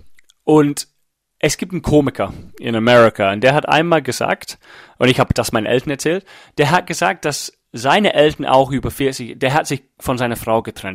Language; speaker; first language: German; non-native, fluent; English